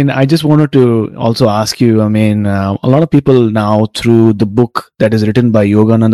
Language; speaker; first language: English; non-native, local second language; Tamil